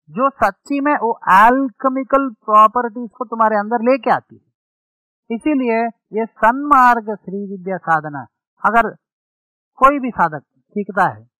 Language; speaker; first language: Hindi; non-native, local second language; Telugu